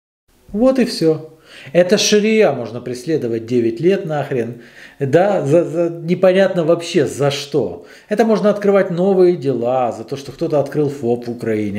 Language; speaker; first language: Russian; native; Russian